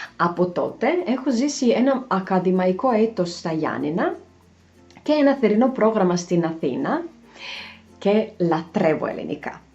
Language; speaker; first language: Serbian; native; Serbian